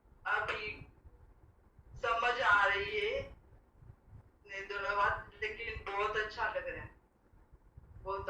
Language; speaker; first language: Hindi; non-native, local second language; Marathi